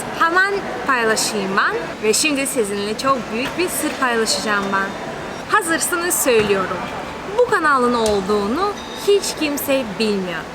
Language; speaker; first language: Turkish; non-native, fluent; Russian